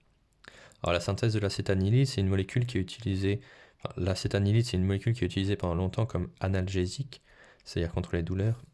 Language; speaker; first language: French; native; French